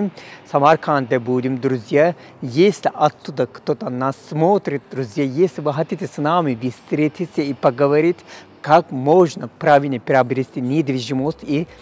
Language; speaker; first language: Russian; non-native, learner; Turkish